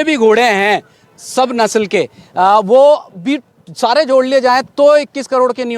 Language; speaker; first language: Hindi; native; Hindi